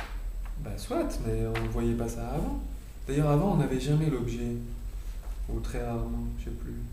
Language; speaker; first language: French; native; French